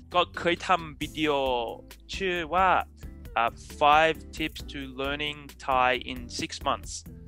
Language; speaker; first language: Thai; non-native, fluent; English